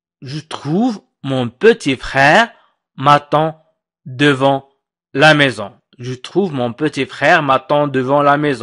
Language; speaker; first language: French; non-native, fluent; Arabic